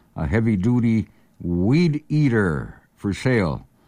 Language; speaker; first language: English; early bilingual, other home language; Spanish